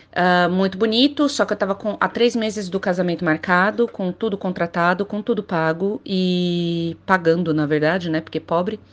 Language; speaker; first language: Portuguese; native; Portuguese